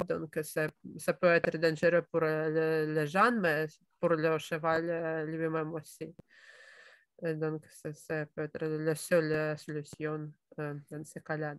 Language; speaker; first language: French; non-native, fluent; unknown